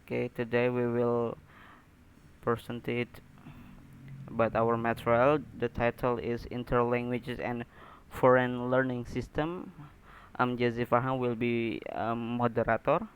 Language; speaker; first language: English; non-native, learner; Indonesian